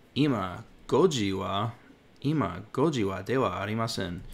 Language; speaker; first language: Japanese; non-native, learner; English